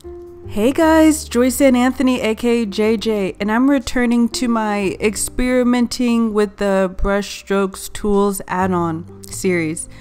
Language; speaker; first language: English; native; English